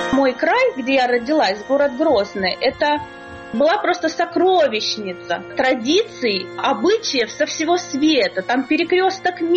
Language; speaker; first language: Russian; native; Russian